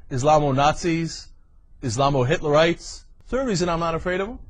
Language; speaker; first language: English; native; English